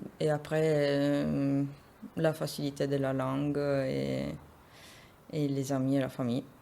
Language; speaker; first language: French; non-native, fluent; Italian